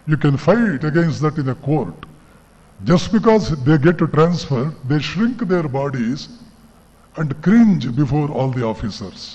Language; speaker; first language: English; non-native, local second language; Kannada